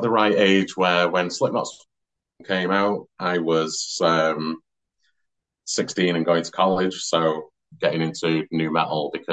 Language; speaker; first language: English; native; English